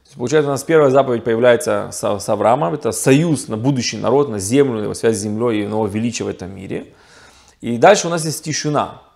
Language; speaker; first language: Russian; early bilingual, heritage; Russian